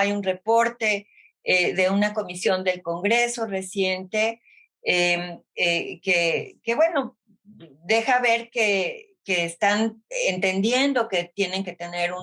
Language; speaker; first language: Spanish; native; Spanish